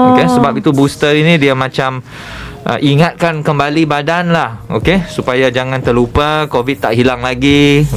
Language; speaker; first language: Malay; native; Malay